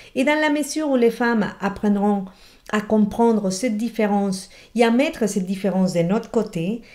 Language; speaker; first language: French; non-native, fluent; Spanish